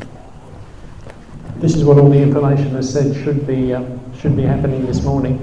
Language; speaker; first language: English; native; English